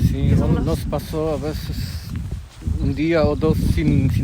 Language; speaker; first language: Spanish; non-native, fluent; Polish